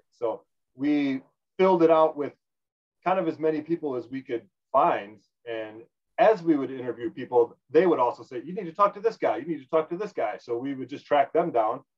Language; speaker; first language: English; native; English